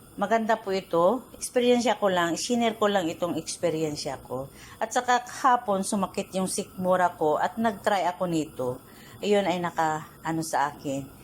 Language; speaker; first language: Filipino; non-native, local second language; Iloko